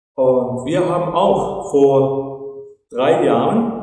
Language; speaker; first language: German; non-native, fluent; Turkish